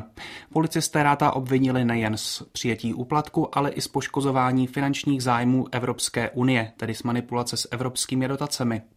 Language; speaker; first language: Czech; native; Czech